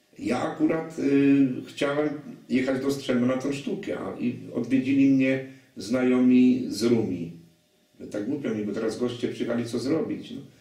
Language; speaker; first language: Polish; non-native, local second language; Kashubian